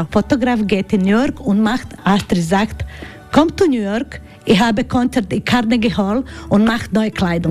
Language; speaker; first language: German; non-native, learner; Croatian